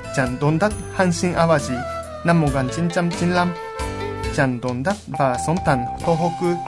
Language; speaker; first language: Vietnamese; non-native, learner; Japanese